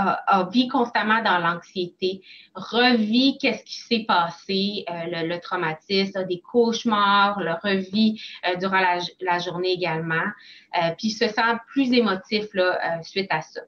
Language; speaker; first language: French; native; French